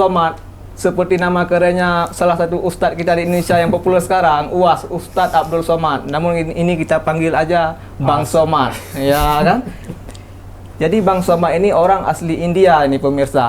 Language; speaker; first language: Indonesian; native; Indonesian